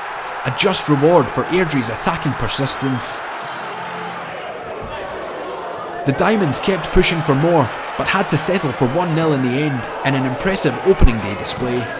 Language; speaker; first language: English; native; English